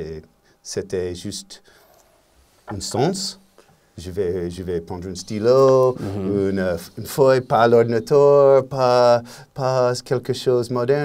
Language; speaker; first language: French; non-native, learner; English